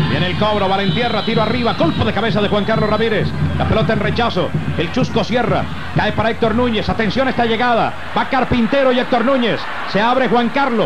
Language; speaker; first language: Spanish; native; Spanish